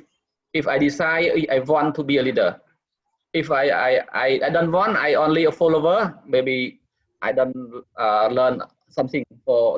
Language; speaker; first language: English; non-native, learner; Khmer